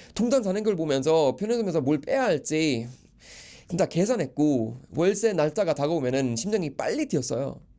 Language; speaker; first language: Korean; non-native, fluent; Swedish